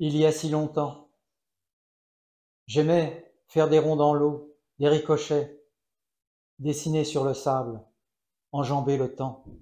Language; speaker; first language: French; native; French